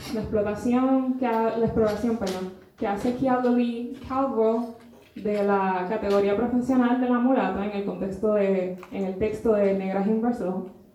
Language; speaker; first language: Spanish; native; Spanish